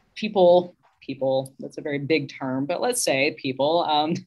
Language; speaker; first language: English; native; English